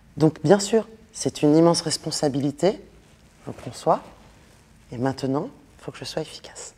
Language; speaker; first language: French; native; French